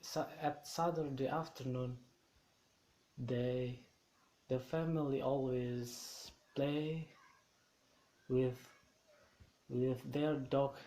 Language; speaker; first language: English; non-native, learner; Indonesian